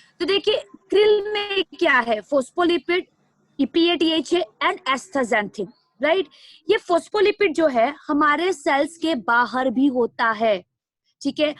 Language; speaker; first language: Hindi; non-native, local second language; Nepali